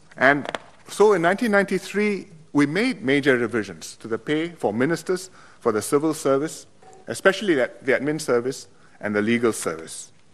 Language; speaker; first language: English; native; English